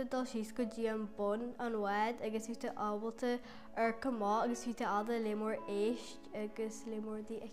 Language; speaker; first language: Irish; native; Irish